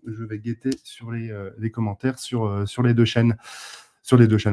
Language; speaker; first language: French; native; French